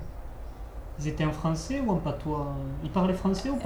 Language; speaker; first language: French; native; French